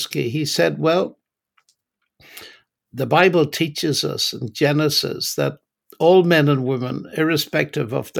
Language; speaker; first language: English; native; English